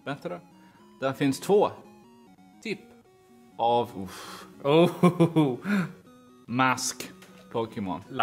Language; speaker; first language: Swedish; non-native, learner; English